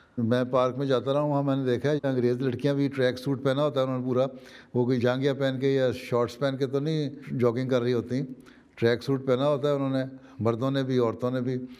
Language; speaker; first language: Urdu; native; Urdu